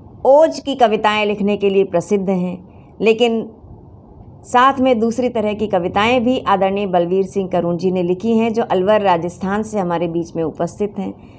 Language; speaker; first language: Hindi; native; Hindi